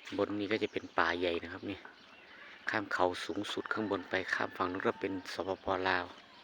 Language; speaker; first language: Thai; non-native, local second language; Hmong